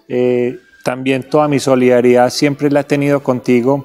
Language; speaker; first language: Spanish; native; Spanish